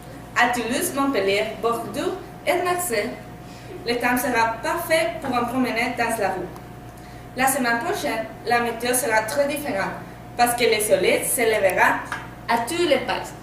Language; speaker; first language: French; non-native, learner; Spanish